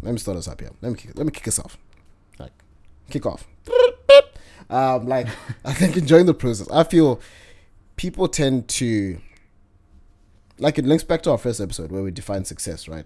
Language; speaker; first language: English; non-native, local second language; Bemba